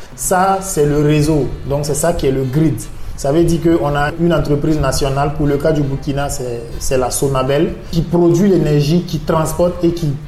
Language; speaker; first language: French; non-native, local second language; Mossi